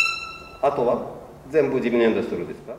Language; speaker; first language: Japanese; non-native, learner; Russian